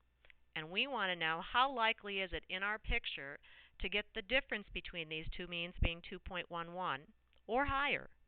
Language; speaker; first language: English; native; English